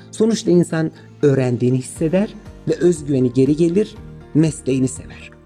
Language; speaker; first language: Turkish; native; Turkish